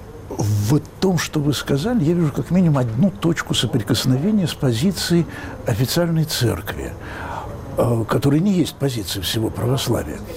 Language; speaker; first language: Russian; native; Russian